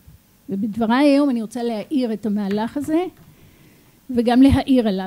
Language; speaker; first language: Hebrew; native; Hebrew